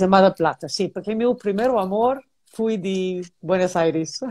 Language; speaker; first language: Spanish; non-native, learner; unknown